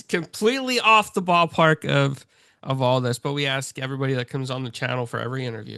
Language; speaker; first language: English; native; English